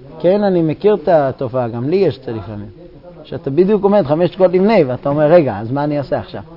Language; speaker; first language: Hebrew; non-native, fluent; English